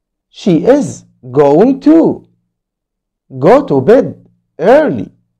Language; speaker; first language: English; non-native, fluent; Arabic